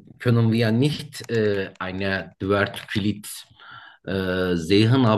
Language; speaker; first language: German; non-native, learner; Turkish